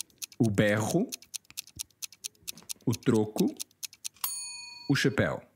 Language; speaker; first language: Portuguese; non-native, fluent; English